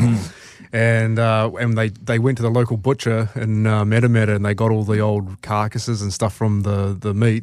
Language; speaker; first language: English; native; English